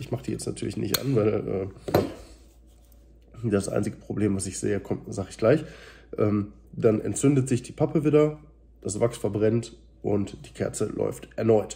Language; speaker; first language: German; native; German